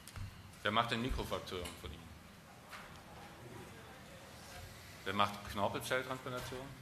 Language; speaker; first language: German; native; German